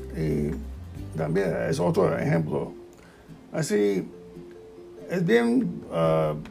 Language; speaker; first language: Spanish; non-native, learner; English